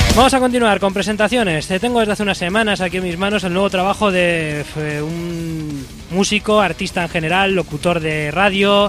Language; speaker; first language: Spanish; native; Spanish